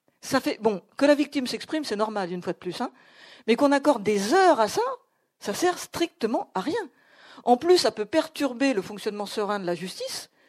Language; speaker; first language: French; native; French